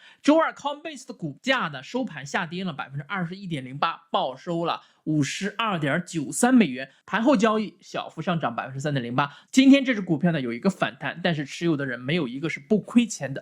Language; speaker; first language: Chinese; native; Chinese